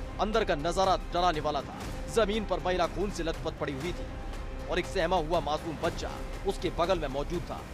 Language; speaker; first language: Hindi; native; Hindi